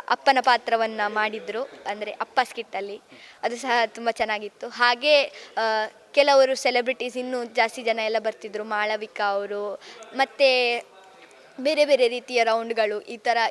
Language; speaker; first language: Kannada; native; Kannada